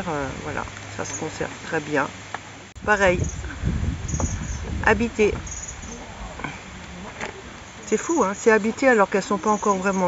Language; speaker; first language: French; native; French